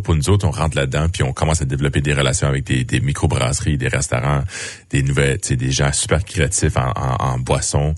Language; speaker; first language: French; native; French